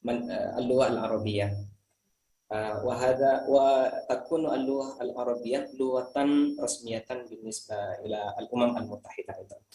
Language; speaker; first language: Arabic; non-native, fluent; Indonesian